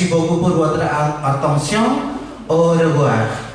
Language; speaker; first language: French; non-native, learner; Indonesian